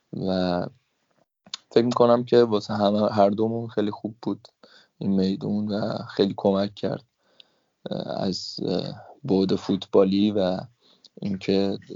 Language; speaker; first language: Persian; native; Persian